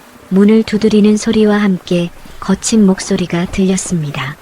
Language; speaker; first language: Korean; native; Korean